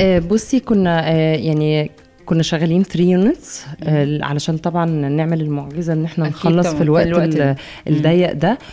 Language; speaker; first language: Arabic; native; Arabic